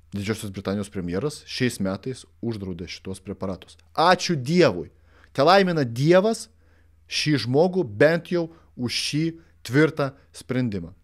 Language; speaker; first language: Lithuanian; non-native, local second language; Russian